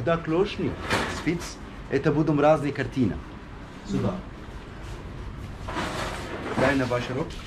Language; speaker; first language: Russian; non-native, learner; Arabic